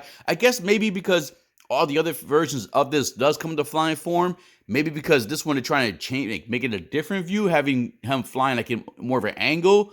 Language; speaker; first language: English; native; English